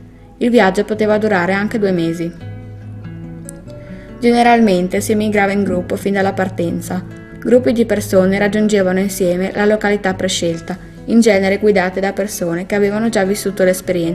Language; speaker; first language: Italian; native; Italian